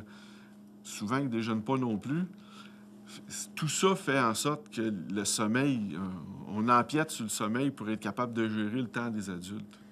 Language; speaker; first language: French; native; French